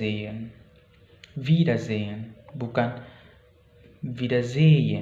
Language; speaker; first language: German; non-native, fluent; Indonesian